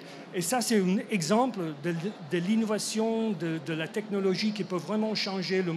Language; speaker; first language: French; non-native, fluent; English